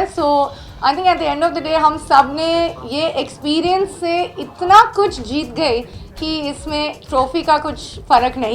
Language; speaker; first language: Hindi; non-native, local second language; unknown